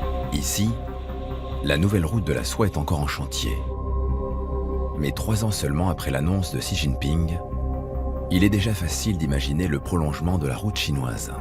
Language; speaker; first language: French; native; French